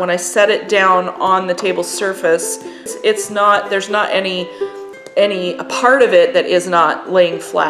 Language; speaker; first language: English; native; English